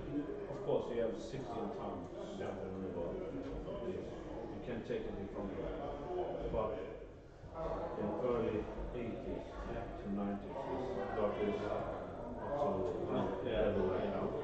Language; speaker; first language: English; non-native, learner; Norwegian